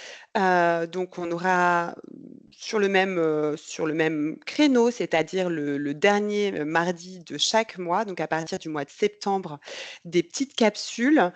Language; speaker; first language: French; native; French